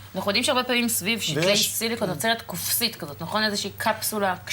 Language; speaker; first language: Hebrew; native; Hebrew